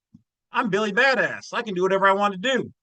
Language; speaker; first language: English; native; English